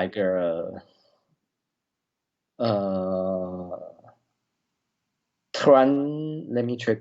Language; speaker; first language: English; non-native, learner; Chinese